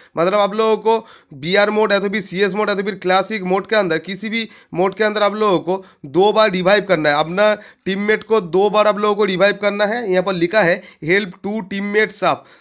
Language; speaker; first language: Hindi; native; Hindi